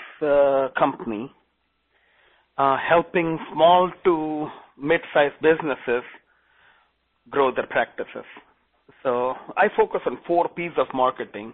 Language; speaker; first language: English; non-native, local second language; Gujarati